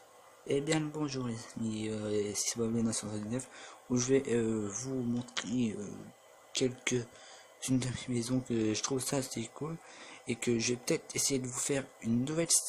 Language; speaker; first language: French; native; French